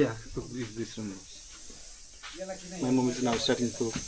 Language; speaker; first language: English; non-native, learner; Nepali